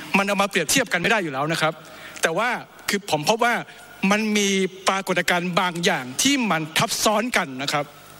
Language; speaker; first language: Thai; non-native, local second language; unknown